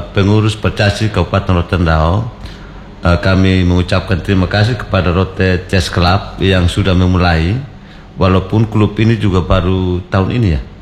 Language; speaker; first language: Indonesian; native; Indonesian